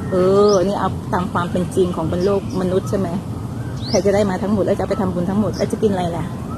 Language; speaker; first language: Thai; non-native, local second language; Northern Khmer